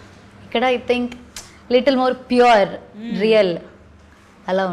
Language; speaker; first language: Telugu; non-native, learner; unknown